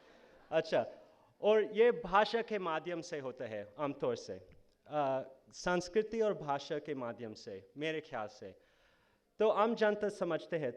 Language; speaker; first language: Hindi; non-native, fluent; English